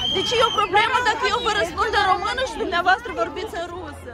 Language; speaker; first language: Russian; non-native, learner; Romanian